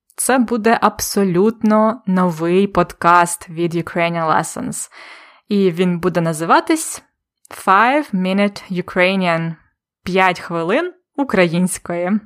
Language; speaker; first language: Ukrainian; native; Ukrainian